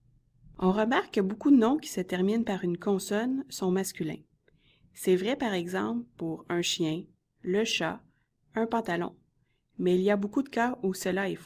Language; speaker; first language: French; native; French